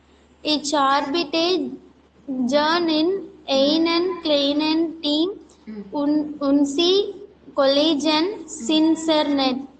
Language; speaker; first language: German; non-native, learner; Tamil